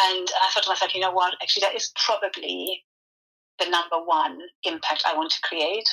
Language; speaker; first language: English; non-native, fluent; German